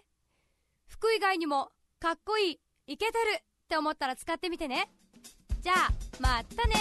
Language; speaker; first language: Japanese; native; Japanese